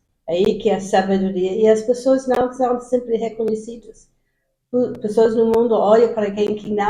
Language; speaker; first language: Portuguese; non-native, fluent; English